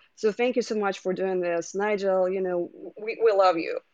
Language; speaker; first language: English; non-native, fluent; Russian